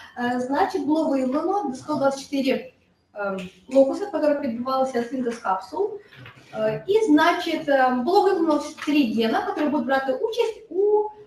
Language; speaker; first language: Russian; non-native, local second language; Ukrainian